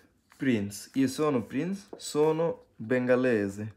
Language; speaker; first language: Italian; non-native, fluent; Bangla